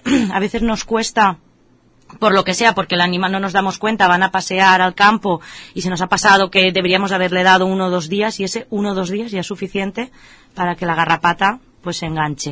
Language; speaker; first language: Spanish; native; Spanish